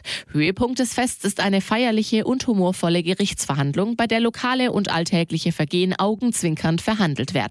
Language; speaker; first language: German; native; German